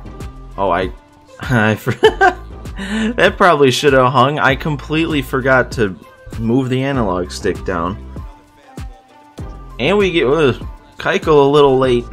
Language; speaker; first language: English; native; English